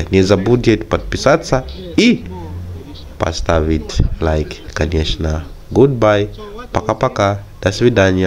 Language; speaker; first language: Russian; non-native, fluent; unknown